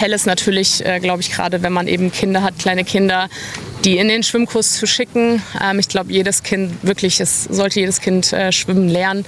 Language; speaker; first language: German; native; German